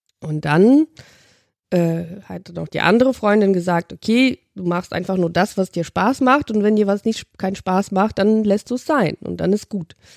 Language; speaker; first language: German; early bilingual, other home language; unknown